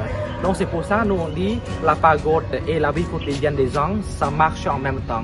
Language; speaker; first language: French; non-native, fluent; Khmer